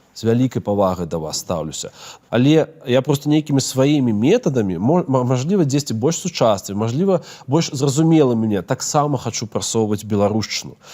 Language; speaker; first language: Belarusian; non-native, local second language; Russian